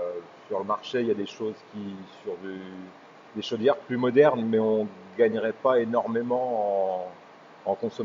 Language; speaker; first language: French; native; French